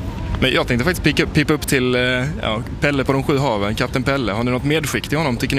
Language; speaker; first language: Swedish; native; Swedish